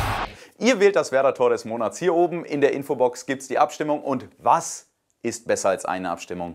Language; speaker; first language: German; native; German